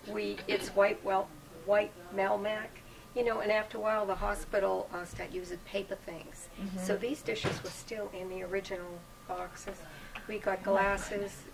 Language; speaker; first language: English; native; English